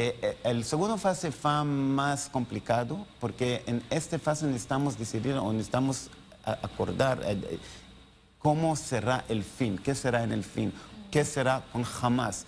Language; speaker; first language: Spanish; non-native, learner; Hebrew